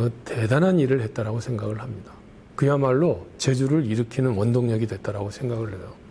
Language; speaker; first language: Korean; native; Korean